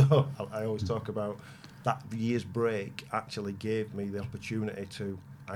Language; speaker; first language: English; native; English